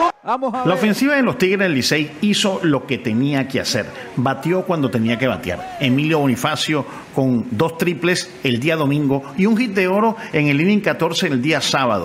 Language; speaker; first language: Spanish; native; Spanish